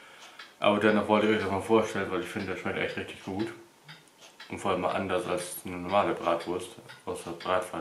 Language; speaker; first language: German; native; German